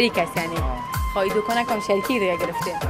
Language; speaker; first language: Persian; native; Persian